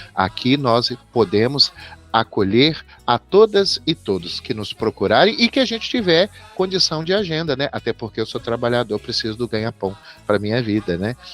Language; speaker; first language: Portuguese; native; Portuguese